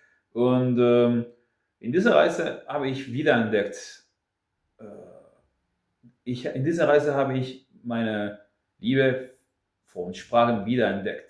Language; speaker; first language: German; non-native, fluent; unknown